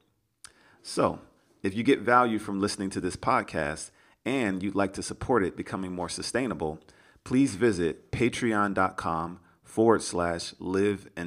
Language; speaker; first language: English; native; English